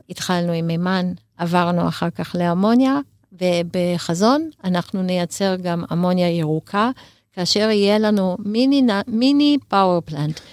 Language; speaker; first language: Hebrew; native; Hebrew